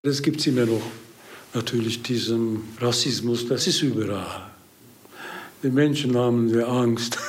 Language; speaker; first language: German; non-native, learner; Hungarian